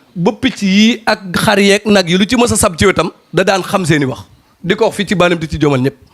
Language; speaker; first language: Wolof; non-native, local second language; Serer